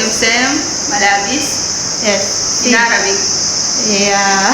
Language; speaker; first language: English; non-native, learner; Cebuano